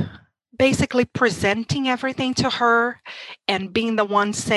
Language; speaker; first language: English; non-native, fluent; Portuguese